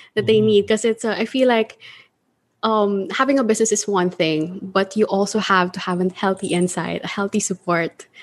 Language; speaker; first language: English; non-native, local second language; Filipino